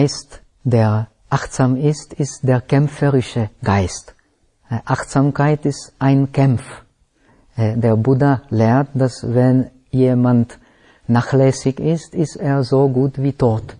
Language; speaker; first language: German; non-native, fluent; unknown